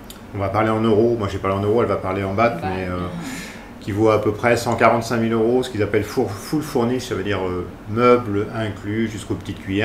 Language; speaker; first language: French; native; French